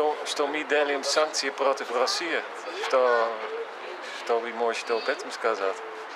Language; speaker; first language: Russian; non-native, fluent; Dutch